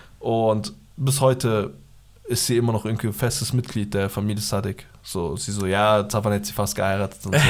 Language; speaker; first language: German; early bilingual, other home language; Pashto